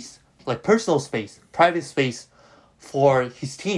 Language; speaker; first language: English; non-native, fluent; Korean